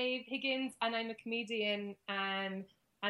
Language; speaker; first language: English; native; English